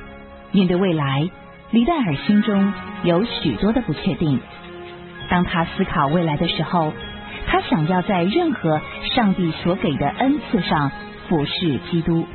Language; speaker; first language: Chinese; native; Chinese